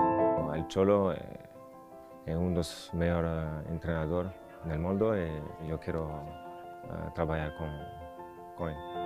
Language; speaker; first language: Spanish; non-native, learner; French